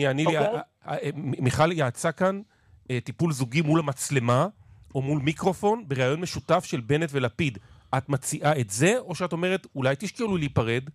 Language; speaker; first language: Hebrew; native; Hebrew